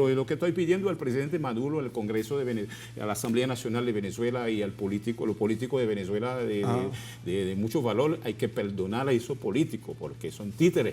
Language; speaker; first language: Spanish; non-native, fluent; Haitian Creole